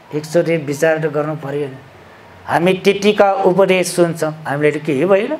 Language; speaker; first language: Nepali; non-native, local second language; Newari